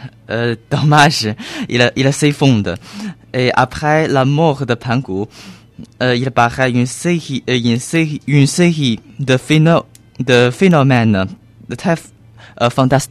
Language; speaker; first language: French; non-native, learner; Chinese